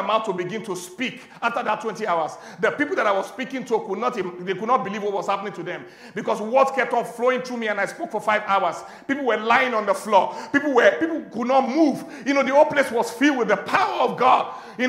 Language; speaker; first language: English; non-native, local second language; Yoruba